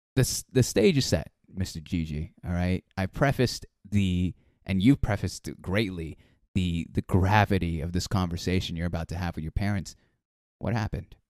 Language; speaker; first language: English; early bilingual, other home language; Filipino